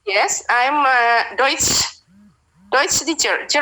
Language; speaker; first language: English; non-native, learner; Indonesian